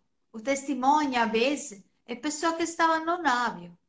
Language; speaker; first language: Portuguese; non-native, fluent; Italian